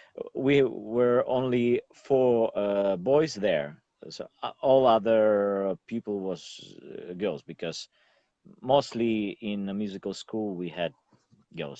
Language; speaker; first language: English; non-native, learner; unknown